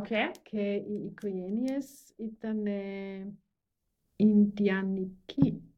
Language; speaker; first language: Greek; non-native, learner; German